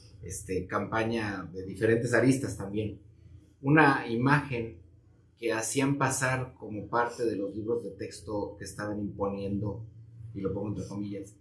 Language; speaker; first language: Spanish; native; Spanish